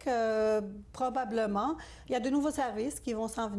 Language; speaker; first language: French; native; French